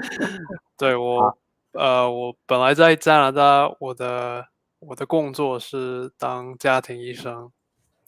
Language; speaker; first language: Chinese; non-native, fluent; English